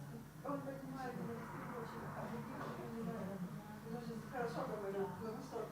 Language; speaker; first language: Russian; non-native, local second language; Lithuanian